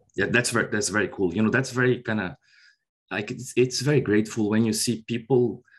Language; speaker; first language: English; non-native, fluent; Portuguese